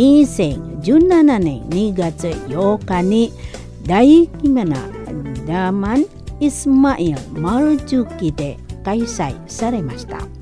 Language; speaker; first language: Japanese; non-native, learner; Indonesian